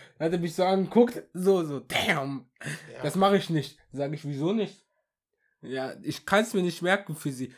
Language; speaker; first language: German; early bilingual, other home language; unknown